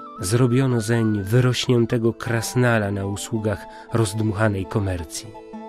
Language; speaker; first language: Polish; native; Polish